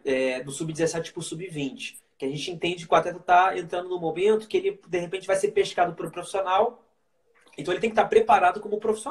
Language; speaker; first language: Portuguese; native; Portuguese